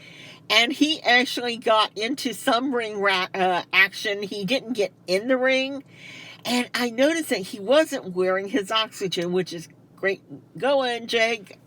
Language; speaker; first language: English; native; English